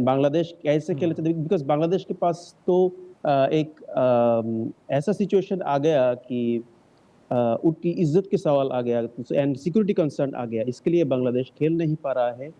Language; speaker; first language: Hindi; non-native, learner; Bangla